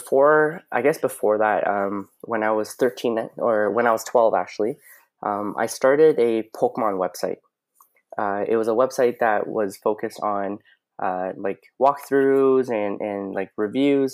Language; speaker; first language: English; native; English